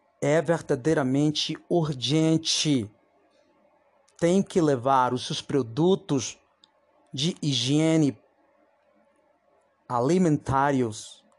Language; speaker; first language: Portuguese; non-native, fluent; Spanish